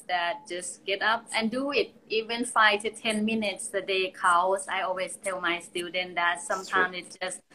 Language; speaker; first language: English; non-native, fluent; Thai